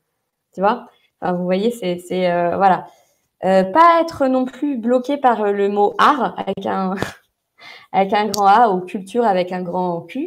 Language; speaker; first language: French; native; French